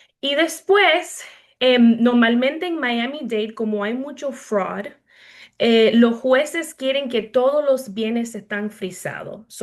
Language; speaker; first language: Spanish; early bilingual, heritage; Spanish